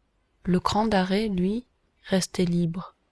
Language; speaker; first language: French; native; French